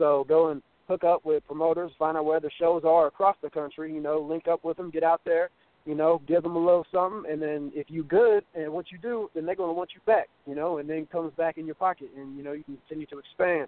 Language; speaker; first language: English; native; English